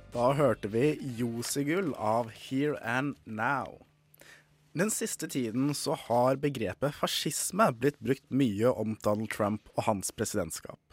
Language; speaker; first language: Norwegian; native; Norwegian